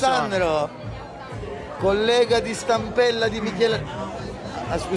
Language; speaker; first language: Italian; native; Italian